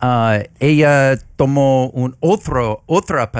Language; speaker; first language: Spanish; non-native, learner; English